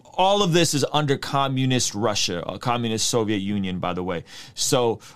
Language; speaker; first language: English; early bilingual, other home language; Russian